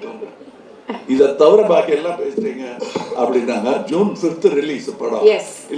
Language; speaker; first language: Tamil; native; Tamil